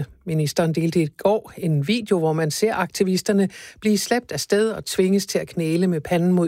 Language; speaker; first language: Danish; native; Danish